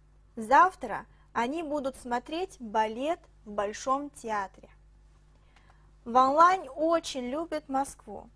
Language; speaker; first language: Russian; non-native, fluent; Chinese